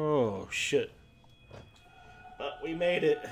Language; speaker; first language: English; native; English